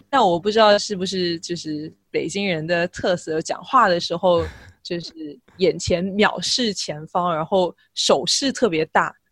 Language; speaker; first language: Chinese; non-native, local second language; Min Nan Chinese